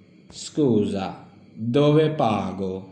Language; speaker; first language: Italian; non-native, learner; Urdu